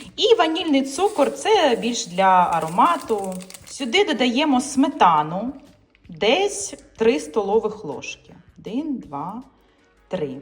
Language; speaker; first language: Ukrainian; non-native, local second language; Russian